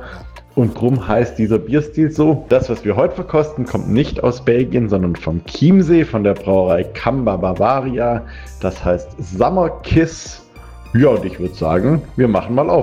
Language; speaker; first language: German; native; German